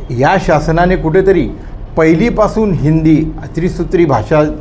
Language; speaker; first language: Marathi; native; Marathi